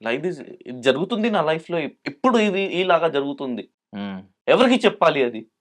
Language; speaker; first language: Telugu; non-native, local second language; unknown